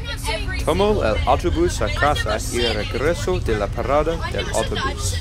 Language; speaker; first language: Spanish; non-native, learner; English